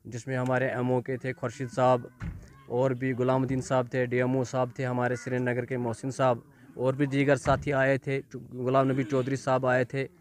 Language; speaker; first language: Urdu; non-native, local second language; Kashmiri